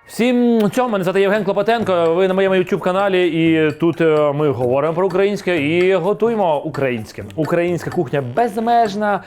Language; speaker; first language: Ukrainian; non-native, local second language; Russian